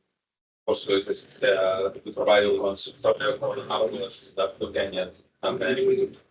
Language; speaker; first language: Portuguese; non-native, learner; Spanish